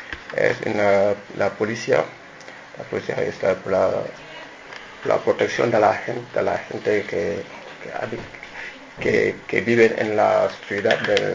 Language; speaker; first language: Spanish; non-native, learner; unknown